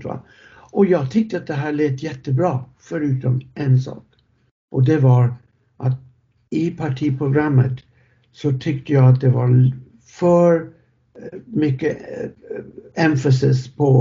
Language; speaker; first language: Swedish; non-native, fluent; English